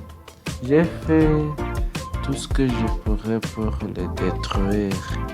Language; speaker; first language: French; non-native, learner; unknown